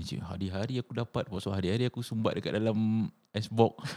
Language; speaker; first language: Malay; native; Malay